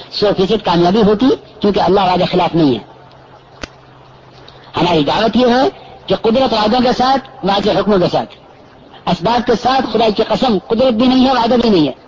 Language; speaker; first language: Urdu; native; Urdu